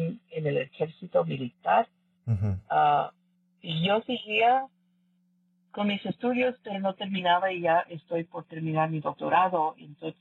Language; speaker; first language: Spanish; early bilingual, heritage; Spanish